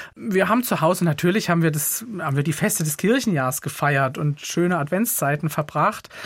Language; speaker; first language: German; native; German